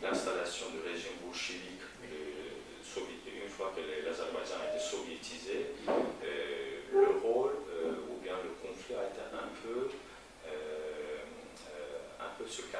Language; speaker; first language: French; non-native, fluent; Azerbaijani